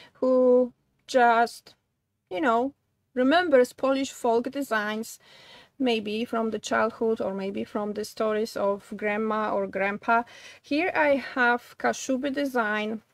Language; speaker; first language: English; non-native, fluent; Polish